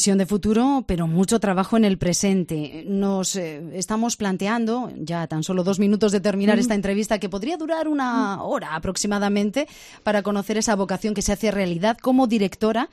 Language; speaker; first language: Spanish; native; Spanish